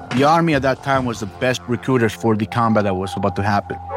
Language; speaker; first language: English; early bilingual, other home language; Spanish